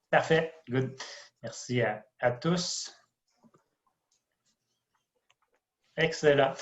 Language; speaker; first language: French; native; French